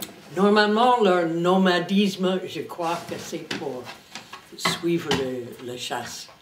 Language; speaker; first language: French; non-native, fluent; English